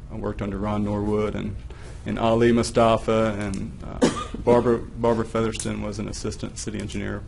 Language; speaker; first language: English; native; English